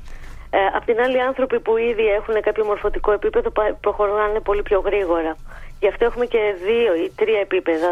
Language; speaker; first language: Greek; native; Greek